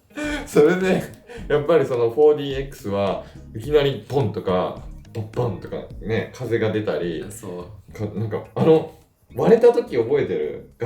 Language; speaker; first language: Japanese; native; Japanese